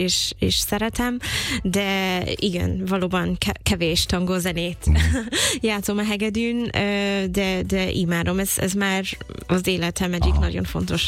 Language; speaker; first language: Hungarian; non-native, fluent; English